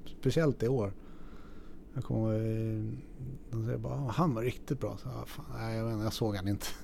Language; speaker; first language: Swedish; native; Swedish